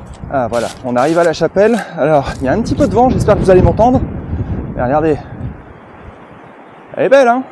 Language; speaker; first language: French; native; French